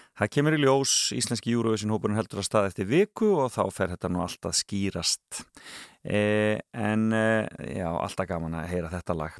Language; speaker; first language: Icelandic; native; Icelandic